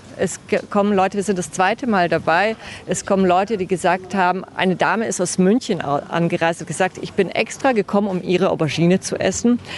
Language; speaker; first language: German; early bilingual, other home language; Bosnian